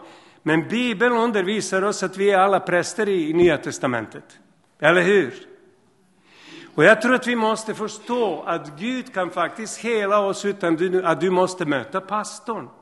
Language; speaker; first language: Swedish; non-native, fluent; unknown